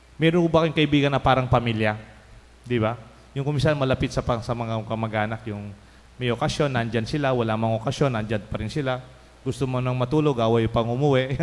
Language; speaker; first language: Filipino; non-native, local second language; Pampanga